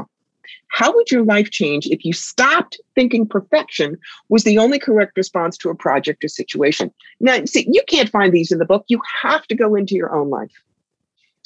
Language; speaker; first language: English; native; English